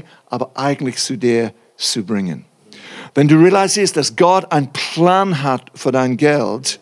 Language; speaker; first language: German; non-native, fluent; English